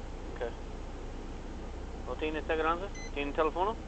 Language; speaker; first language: Spanish; non-native, learner; English